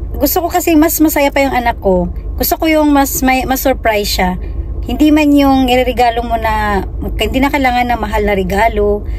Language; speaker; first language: Filipino; non-native, local second language; Cebuano